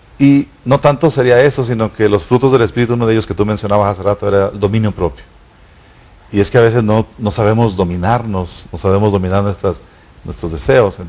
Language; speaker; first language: Spanish; native; Spanish